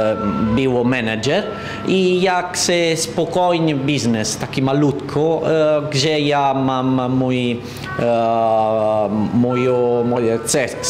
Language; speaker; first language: Polish; non-native, learner; Italian